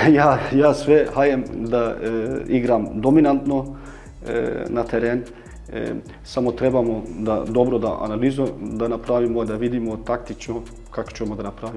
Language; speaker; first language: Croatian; early bilingual, heritage; Croatian